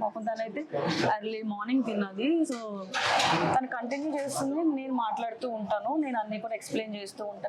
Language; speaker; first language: Telugu; native; Telugu